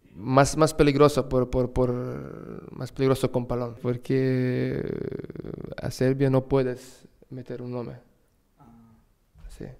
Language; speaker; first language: Spanish; non-native, learner; Serbian